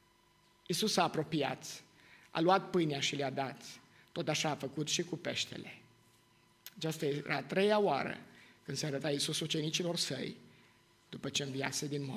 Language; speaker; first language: Romanian; native; Romanian